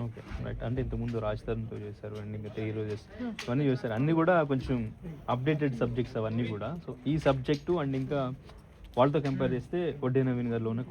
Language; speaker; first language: Telugu; native; Telugu